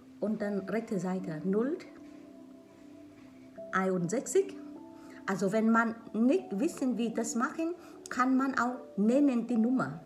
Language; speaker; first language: German; non-native, learner; Vietnamese